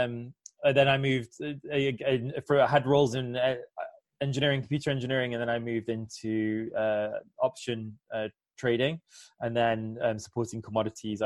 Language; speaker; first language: English; native; English